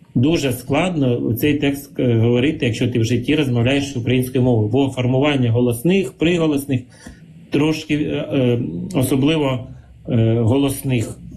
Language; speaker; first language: Ukrainian; non-native, local second language; Russian